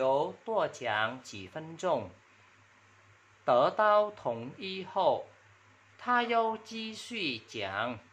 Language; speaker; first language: Chinese; non-native, fluent; Vietnamese